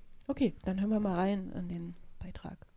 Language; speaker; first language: German; native; German